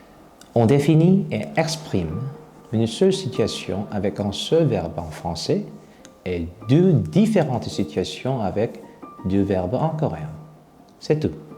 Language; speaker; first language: French; non-native, fluent; Korean